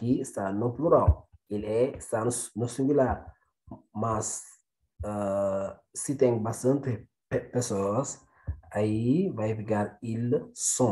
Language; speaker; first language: Portuguese; non-native, fluent; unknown